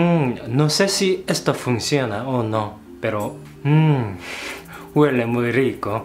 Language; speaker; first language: Spanish; non-native, fluent; Korean